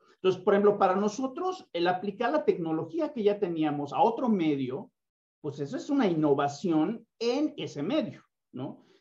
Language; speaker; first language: Spanish; native; Spanish